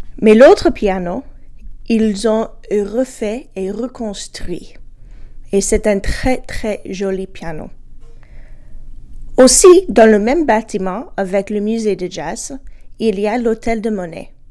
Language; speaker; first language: French; non-native, fluent; English